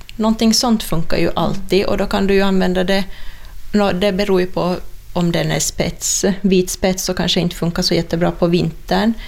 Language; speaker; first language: Swedish; native; Swedish